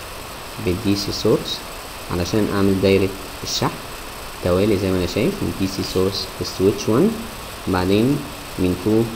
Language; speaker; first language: Arabic; native; Arabic